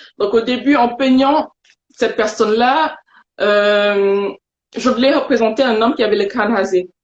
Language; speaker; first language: French; non-native, local second language; Wolof